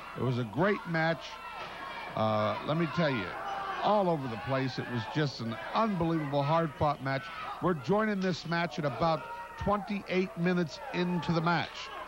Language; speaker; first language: English; native; English